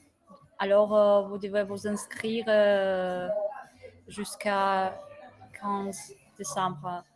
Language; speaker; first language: French; non-native, learner; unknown